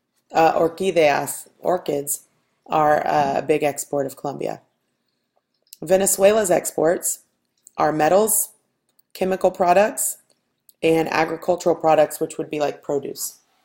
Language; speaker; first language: English; native; English